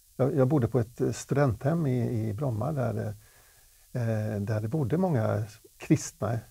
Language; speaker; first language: Swedish; native; Swedish